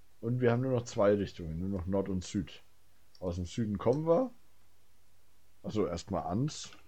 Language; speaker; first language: German; native; German